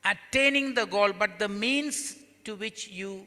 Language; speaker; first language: English; non-native, local second language; Malayalam